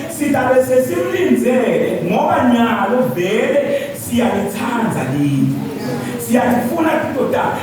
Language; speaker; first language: Zulu; non-native, local second language; Swati